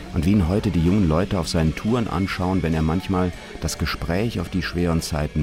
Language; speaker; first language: German; native; German